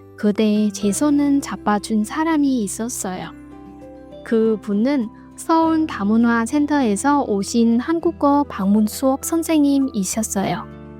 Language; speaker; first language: Korean; non-native, fluent; Vietnamese